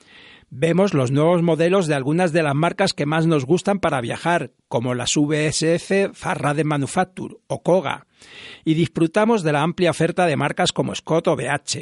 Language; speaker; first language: Spanish; native; Spanish